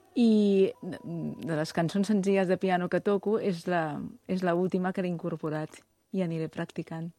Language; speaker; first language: Catalan; non-native, fluent; Chinese